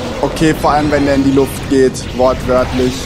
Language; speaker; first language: German; native; German